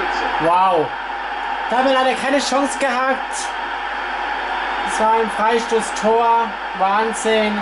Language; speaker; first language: German; non-native, fluent; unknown